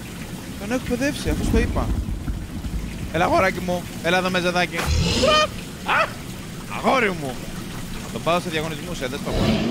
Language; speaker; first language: Greek; native; Greek